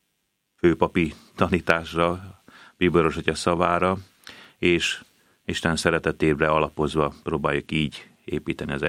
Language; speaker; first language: Hungarian; native; Hungarian